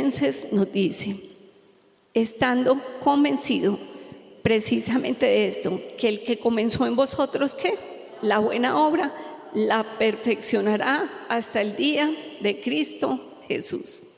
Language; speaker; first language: Spanish; native; Spanish